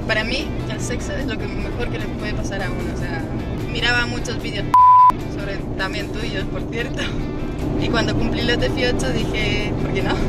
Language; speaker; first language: Spanish; early bilingual, other home language; Romanian